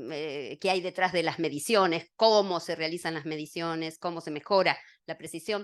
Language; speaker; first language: Spanish; native; Spanish